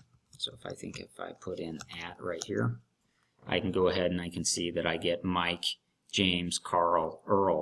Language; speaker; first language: English; native; English